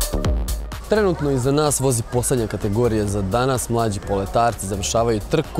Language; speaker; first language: Serbian; native; Serbian